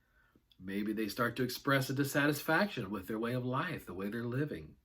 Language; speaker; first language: English; native; English